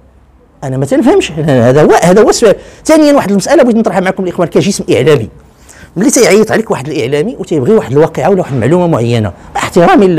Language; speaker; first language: Arabic; native; Arabic